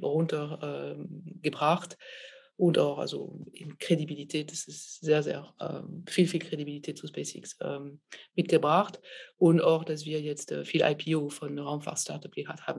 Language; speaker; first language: German; non-native, fluent; French